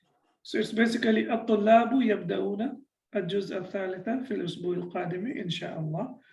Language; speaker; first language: Arabic; non-native, fluent; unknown